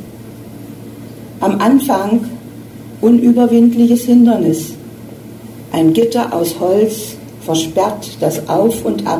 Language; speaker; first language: German; native; German